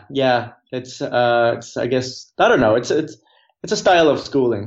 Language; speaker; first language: English; non-native, fluent; Spanish